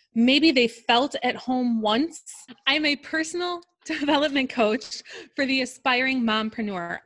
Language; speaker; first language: English; native; English